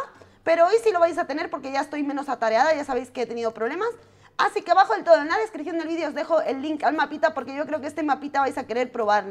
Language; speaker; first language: Spanish; native; Spanish